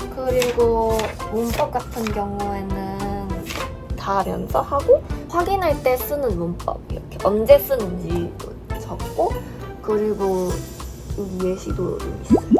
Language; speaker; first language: Korean; non-native, fluent; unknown